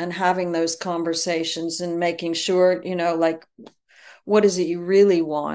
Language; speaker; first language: English; native; English